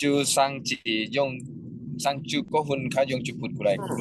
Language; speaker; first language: Japanese; non-native, learner; Thai